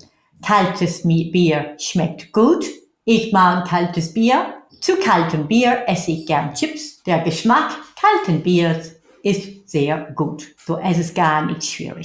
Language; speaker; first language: German; non-native, fluent; English